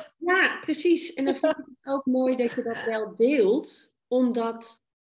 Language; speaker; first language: Dutch; native; Dutch